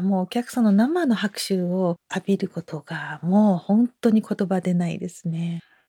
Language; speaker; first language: Japanese; non-native, fluent; Chinese